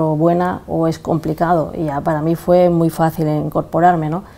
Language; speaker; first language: Spanish; native; Spanish